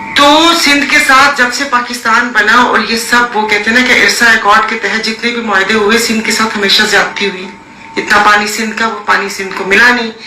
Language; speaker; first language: Urdu; non-native, local second language; Sindhi